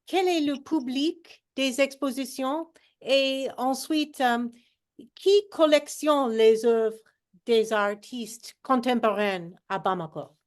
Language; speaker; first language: French; non-native, learner; English